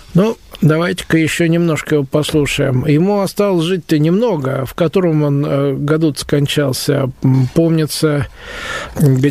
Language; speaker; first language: Russian; native; Russian